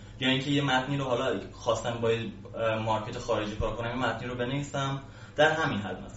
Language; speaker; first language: Persian; native; Persian